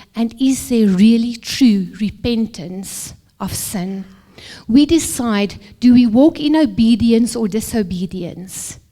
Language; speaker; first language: English; non-native, local second language; Afrikaans